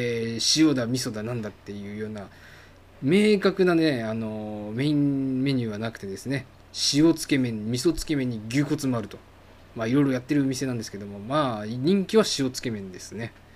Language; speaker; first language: Japanese; native; Japanese